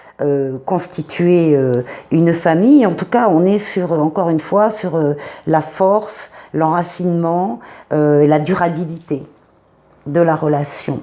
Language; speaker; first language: French; native; French